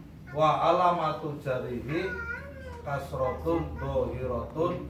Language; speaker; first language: Arabic; non-native, fluent; Indonesian